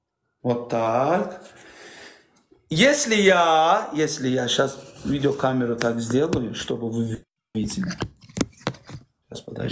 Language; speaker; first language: Russian; non-native, learner; Azerbaijani